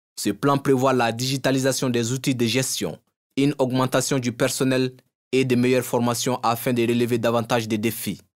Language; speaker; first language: French; non-native, local second language; Bambara